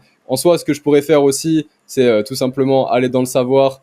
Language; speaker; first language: French; native; French